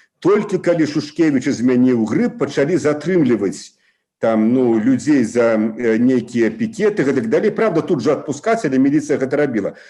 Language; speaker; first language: Belarusian; non-native, local second language; Russian